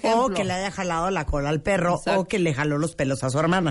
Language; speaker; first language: Spanish; native; Spanish